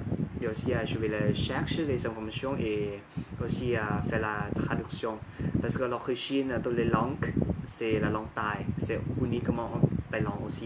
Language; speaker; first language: French; non-native, learner; Thai